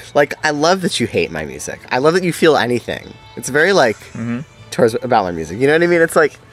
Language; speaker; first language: English; native; English